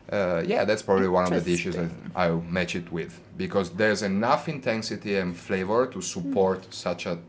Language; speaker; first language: English; non-native, fluent; Italian